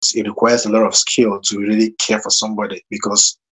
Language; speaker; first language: English; non-native, local second language; Igbo